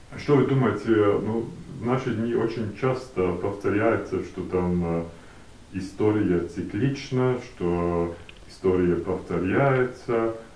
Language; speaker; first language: Russian; non-native, local second language; Latvian